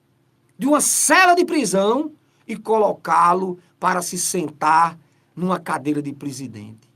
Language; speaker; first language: Portuguese; native; Portuguese